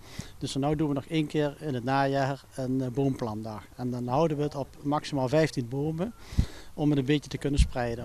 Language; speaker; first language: Dutch; native; Dutch